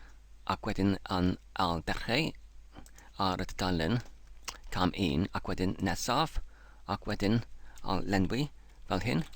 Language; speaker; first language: Welsh; non-native, learner; English